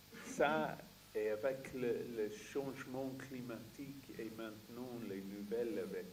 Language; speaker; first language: French; non-native, fluent; English